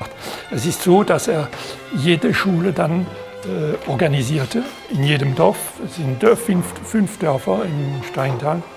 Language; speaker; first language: German; non-native, fluent; French